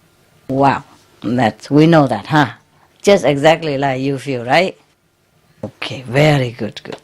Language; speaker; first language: English; non-native, fluent; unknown